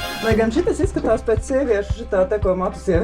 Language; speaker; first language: Latvian; native; Latvian